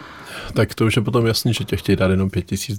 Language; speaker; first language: Czech; native; Czech